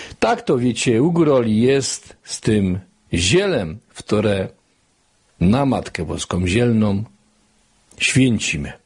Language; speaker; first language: Polish; native; Polish